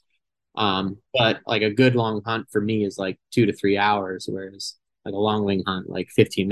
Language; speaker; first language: English; native; English